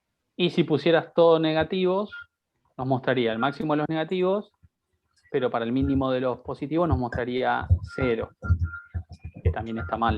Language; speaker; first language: Spanish; native; Spanish